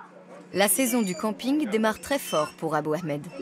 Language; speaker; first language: French; native; French